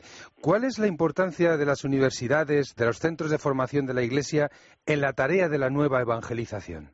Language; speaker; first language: Spanish; native; Spanish